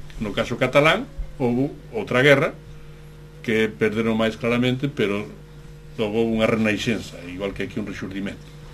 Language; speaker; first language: Galician; native; Galician